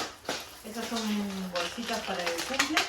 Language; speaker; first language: Spanish; native; Spanish